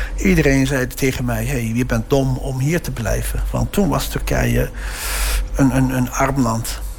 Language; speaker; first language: Dutch; early bilingual, other home language; Turkish